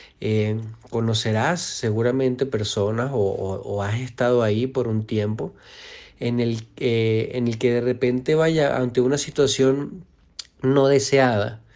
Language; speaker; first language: Spanish; native; Spanish